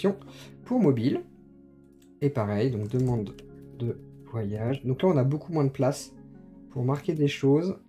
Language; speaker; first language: French; native; French